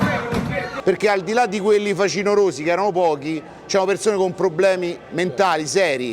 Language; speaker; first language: Italian; native; Italian